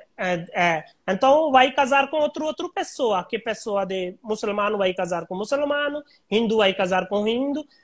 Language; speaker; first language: Portuguese; non-native, learner; Hindi